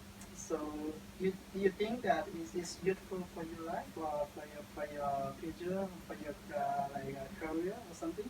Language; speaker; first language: English; non-native, learner; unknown